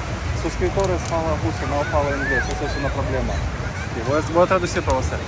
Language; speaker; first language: Portuguese; non-native, learner; Russian